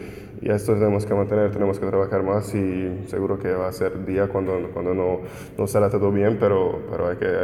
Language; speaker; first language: Spanish; non-native, fluent; Hungarian